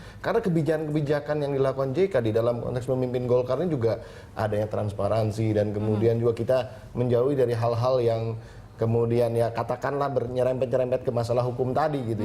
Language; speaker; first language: Indonesian; native; Indonesian